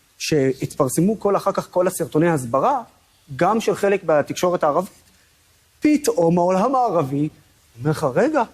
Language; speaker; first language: Hebrew; non-native, local second language; Arabic